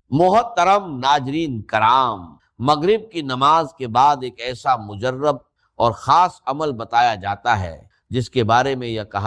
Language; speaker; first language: Urdu; native; Urdu